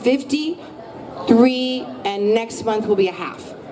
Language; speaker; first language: English; native; English